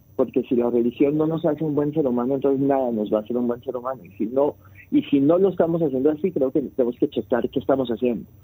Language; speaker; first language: Spanish; early bilingual, heritage; Spanish